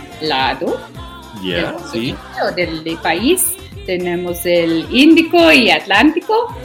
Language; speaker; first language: Spanish; non-native, learner; Afrikaans